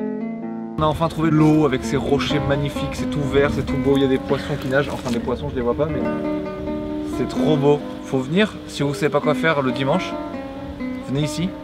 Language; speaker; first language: French; native; French